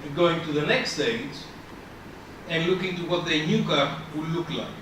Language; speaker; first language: English; non-native, fluent; Greek